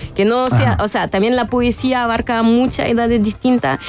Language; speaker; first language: Spanish; non-native, fluent; French